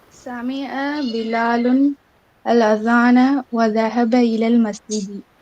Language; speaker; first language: Arabic; non-native, learner; Tamil